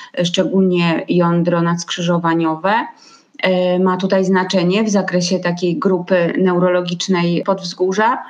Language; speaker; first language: Polish; native; Polish